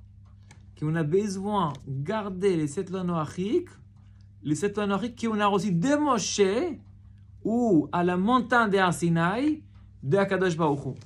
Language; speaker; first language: French; non-native, fluent; Hebrew